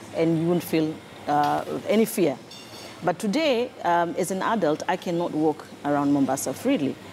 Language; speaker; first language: English; non-native, local second language; Swahili